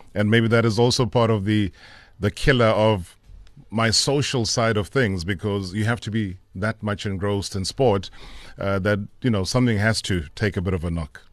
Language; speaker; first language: English; non-native, local second language; Zulu